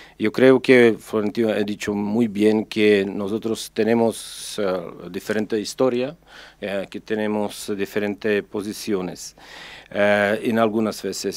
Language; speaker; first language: Spanish; non-native, fluent; Czech